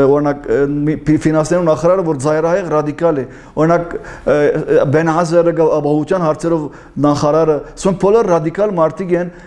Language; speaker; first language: Armenian; early bilingual, heritage; Armenian